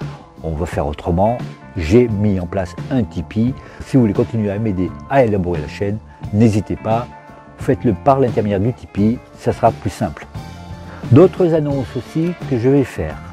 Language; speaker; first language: French; native; French